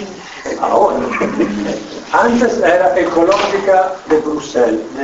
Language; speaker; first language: Spanish; non-native, learner; Italian